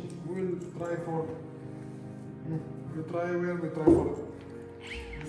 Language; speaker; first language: English; non-native, learner; Arabic